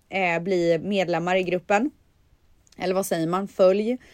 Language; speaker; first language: Swedish; native; Swedish